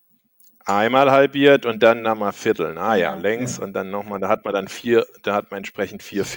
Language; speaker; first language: German; native; German